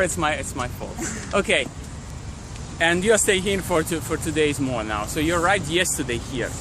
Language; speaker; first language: English; non-native, fluent; Italian